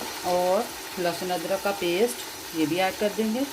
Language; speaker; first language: Urdu; native; Urdu